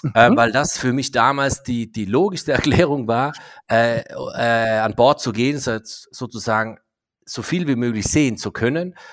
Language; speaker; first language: German; non-native, fluent; English